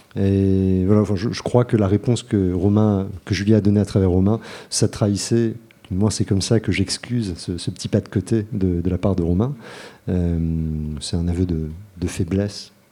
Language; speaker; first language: French; native; French